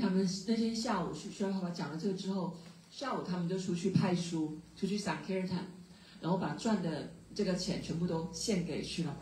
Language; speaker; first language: Chinese; native; Chinese